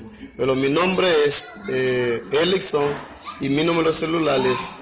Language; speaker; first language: Spanish; non-native, fluent; Haitian Creole